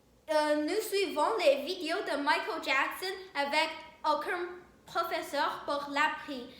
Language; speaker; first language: French; non-native, learner; Chinese